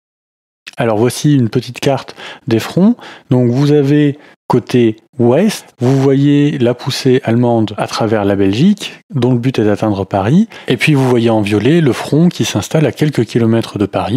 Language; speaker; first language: French; native; French